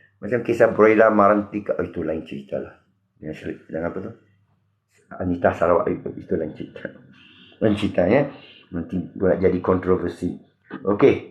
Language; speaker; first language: Malay; non-native, local second language; Min Nan Chinese